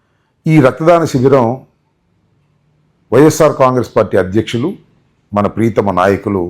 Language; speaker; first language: Telugu; native; Telugu